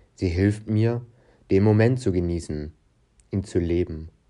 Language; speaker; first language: German; non-native, fluent; Portuguese